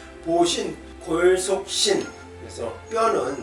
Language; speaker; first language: Korean; native; Korean